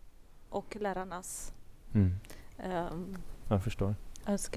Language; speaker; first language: Swedish; non-native, fluent; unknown